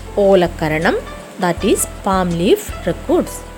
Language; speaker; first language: English; non-native, local second language; Malayalam